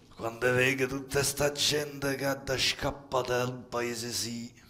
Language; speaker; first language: Italian; early bilingual, other home language; French